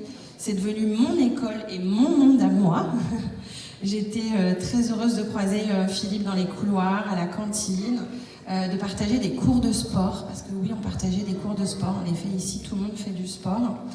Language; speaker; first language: French; native; French